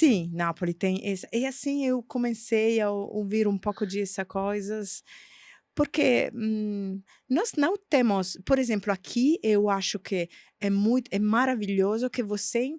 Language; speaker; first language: Portuguese; non-native, fluent; Italian